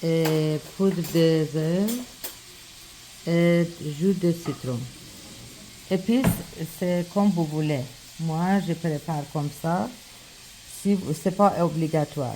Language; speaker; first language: French; non-native, learner; Persian